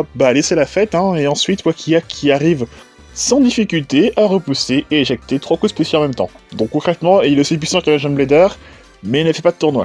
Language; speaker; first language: French; native; French